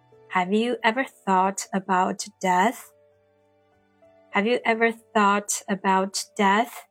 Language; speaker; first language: English; non-native, fluent; Chinese